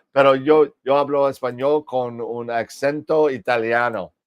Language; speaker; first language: Spanish; non-native, learner; English